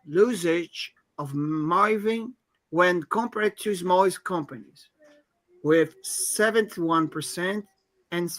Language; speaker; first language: English; non-native, fluent; Portuguese